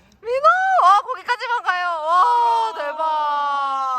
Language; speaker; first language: Korean; native; Korean